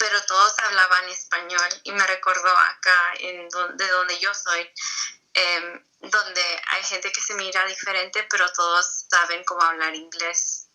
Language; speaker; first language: Spanish; early bilingual, heritage; Spanish